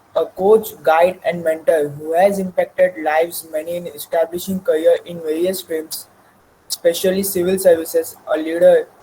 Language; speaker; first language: English; non-native, local second language; Marathi